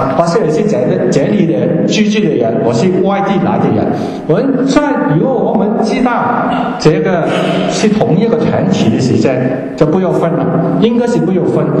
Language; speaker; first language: Chinese; non-native, local second language; Cantonese